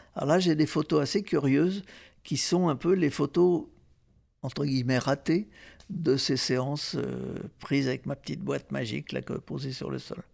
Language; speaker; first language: French; native; French